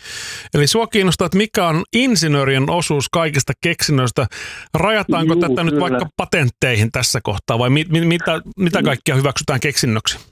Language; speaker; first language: Finnish; native; Finnish